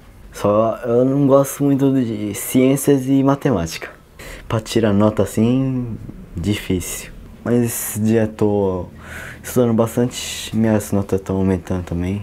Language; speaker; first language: Portuguese; early bilingual, heritage; Portuguese